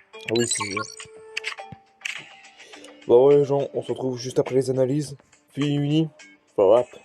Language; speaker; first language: French; native; French